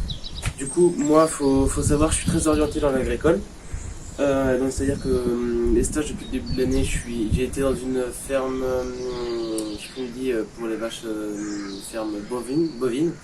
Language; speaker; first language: French; native; French